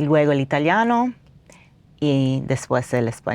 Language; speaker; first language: Spanish; non-native, fluent; English